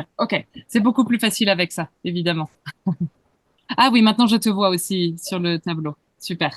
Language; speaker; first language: French; native; French